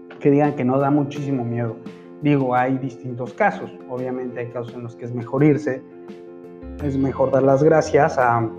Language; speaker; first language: Spanish; native; Spanish